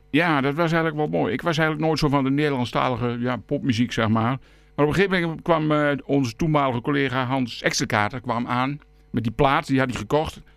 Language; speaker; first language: Dutch; native; Dutch